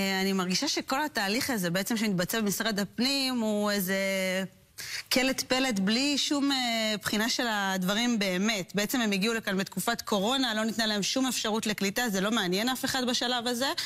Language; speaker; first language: Hebrew; native; Hebrew